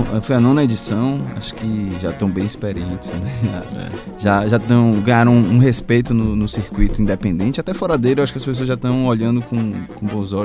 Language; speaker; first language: Portuguese; native; Portuguese